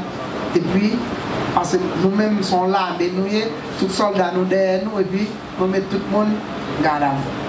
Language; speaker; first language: French; non-native, local second language; Haitian Creole